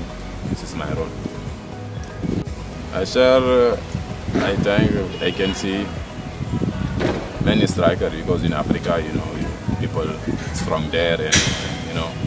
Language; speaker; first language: English; non-native, learner; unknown